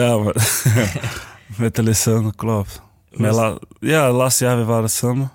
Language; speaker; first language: Dutch; non-native, learner; Portuguese